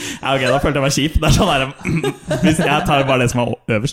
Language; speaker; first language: Norwegian; native; Norwegian